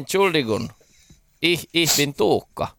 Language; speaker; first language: German; non-native, learner; Finnish